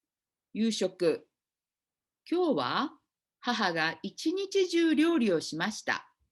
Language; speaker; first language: Japanese; non-native, fluent; English